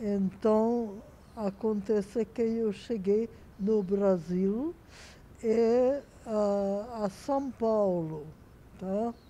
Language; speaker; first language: Portuguese; non-native, fluent; Hungarian